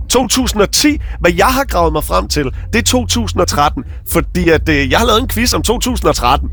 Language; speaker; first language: Danish; native; Danish